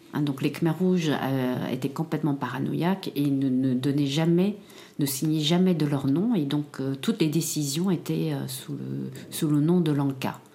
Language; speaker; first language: French; early bilingual, other home language; Khmer